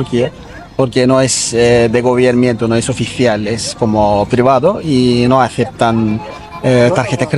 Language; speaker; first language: Spanish; non-native, learner; Turkish